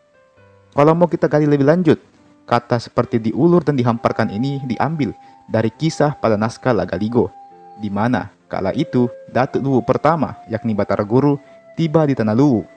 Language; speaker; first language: Indonesian; native; Indonesian